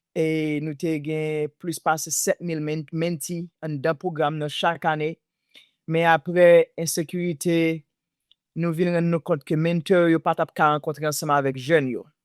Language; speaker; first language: Haitian Creole; native; Haitian Creole